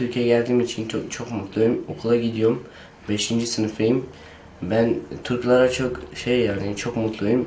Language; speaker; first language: Turkish; non-native, learner; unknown